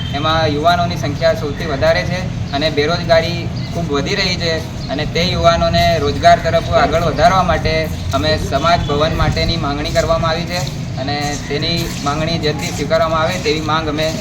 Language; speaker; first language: Gujarati; non-native, local second language; Bhili